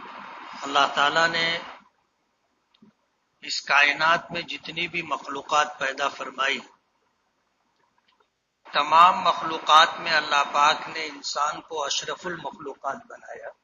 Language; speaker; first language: Urdu; native; Urdu